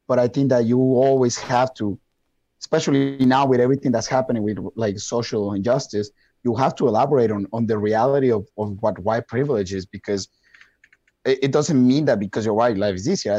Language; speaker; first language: English; non-native, fluent; Spanish